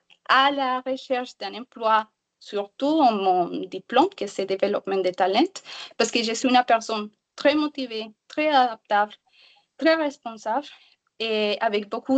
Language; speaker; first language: French; non-native, learner; Spanish